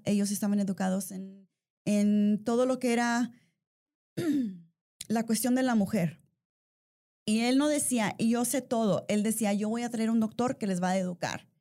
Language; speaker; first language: Spanish; early bilingual, heritage; Spanish